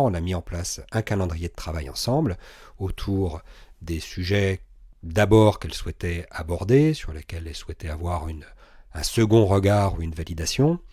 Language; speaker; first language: French; native; French